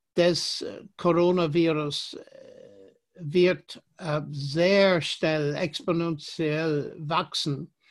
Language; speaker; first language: German; non-native, fluent; English